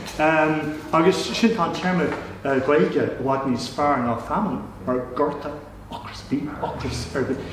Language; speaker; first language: Irish; non-native, local second language; English